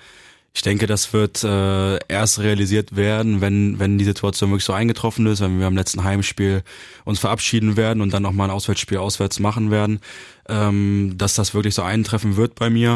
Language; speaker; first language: German; early bilingual, other home language; Turkish